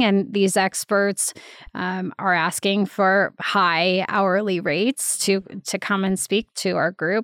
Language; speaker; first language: English; native; English